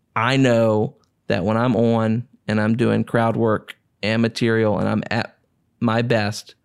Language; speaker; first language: English; native; English